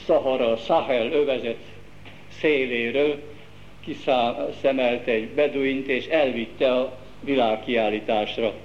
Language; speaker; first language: Hungarian; native; Hungarian